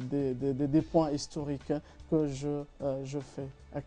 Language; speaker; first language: French; non-native, fluent; Arabic